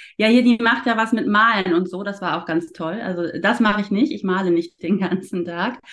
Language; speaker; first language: German; native; German